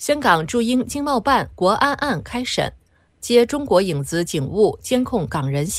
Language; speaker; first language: Chinese; native; Chinese